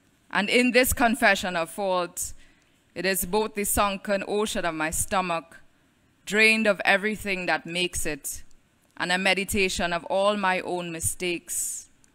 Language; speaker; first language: English; native; English